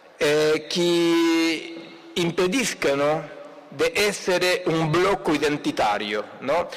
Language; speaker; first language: Italian; non-native, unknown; Spanish